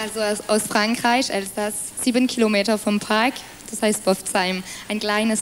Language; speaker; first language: German; non-native, fluent; French